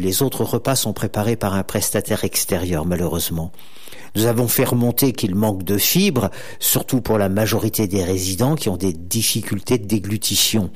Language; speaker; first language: French; native; French